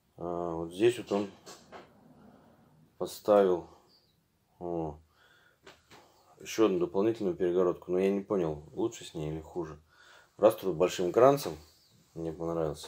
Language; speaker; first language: Russian; native; Russian